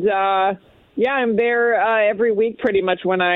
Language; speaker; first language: English; early bilingual, other home language; Spanish